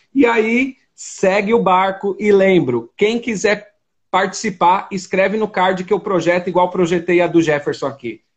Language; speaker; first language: Portuguese; native; Portuguese